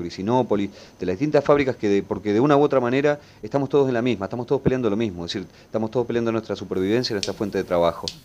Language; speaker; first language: Spanish; native; Spanish